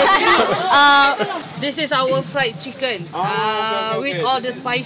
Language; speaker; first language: English; non-native, local second language; Malay